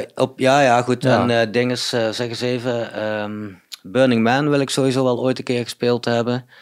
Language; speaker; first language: Dutch; native; Dutch